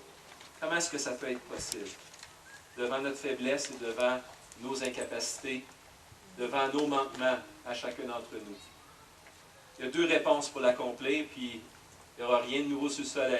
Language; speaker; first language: French; native; French